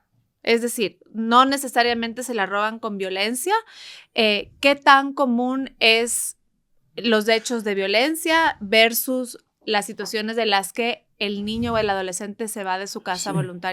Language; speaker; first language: Spanish; native; Spanish